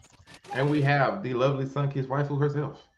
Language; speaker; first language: English; native; English